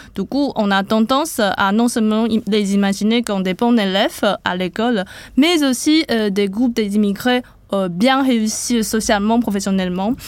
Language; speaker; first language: French; non-native, fluent; Chinese